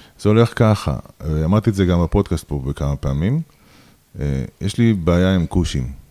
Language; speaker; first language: Hebrew; early bilingual, other home language; Russian